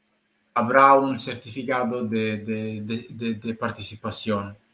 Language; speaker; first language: Spanish; non-native, learner; Italian